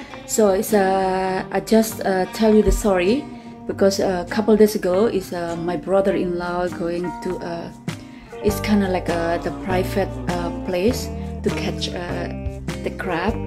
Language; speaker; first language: English; non-native, learner; Indonesian